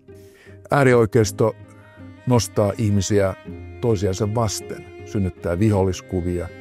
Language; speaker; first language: Finnish; native; Finnish